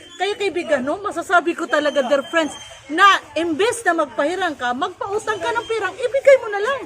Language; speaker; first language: Filipino; non-native, local second language; Cebuano